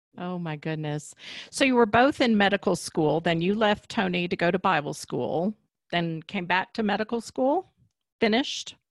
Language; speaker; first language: English; native; English